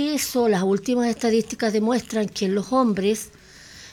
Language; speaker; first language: Spanish; native; Spanish